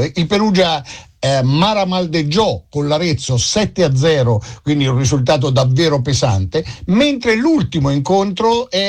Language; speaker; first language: Italian; native; Italian